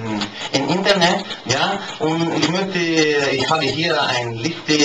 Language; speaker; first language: German; non-native, learner; Portuguese